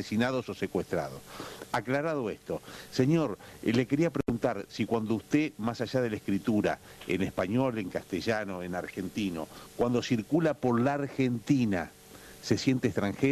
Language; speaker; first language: Spanish; native; Spanish